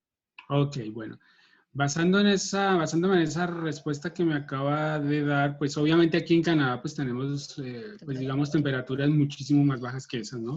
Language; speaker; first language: Spanish; native; Spanish